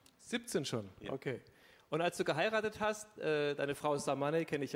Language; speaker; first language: German; native; German